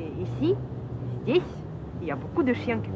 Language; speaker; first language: French; non-native, fluent; Russian